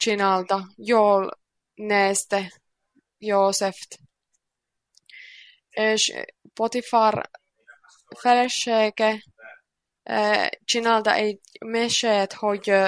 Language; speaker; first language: Hungarian; non-native, learner; Finnish